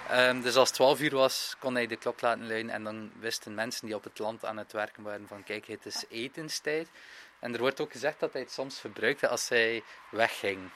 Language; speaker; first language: Dutch; native; Dutch